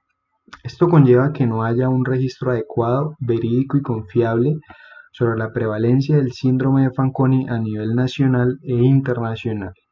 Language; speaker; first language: Spanish; native; Spanish